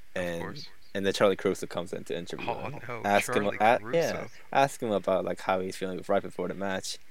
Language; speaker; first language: English; non-native, fluent; Korean